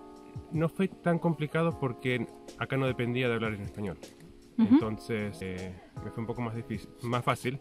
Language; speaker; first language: Spanish; early bilingual, heritage; Spanish